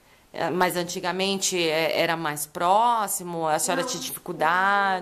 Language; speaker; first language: Portuguese; native; Portuguese